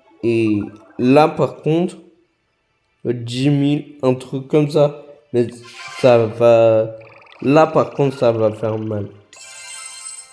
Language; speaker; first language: French; native; French